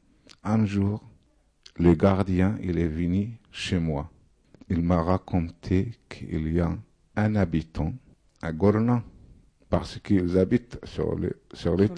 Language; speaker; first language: French; non-native, fluent; Arabic